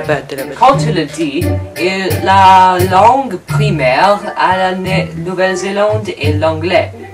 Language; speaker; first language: French; non-native, learner; English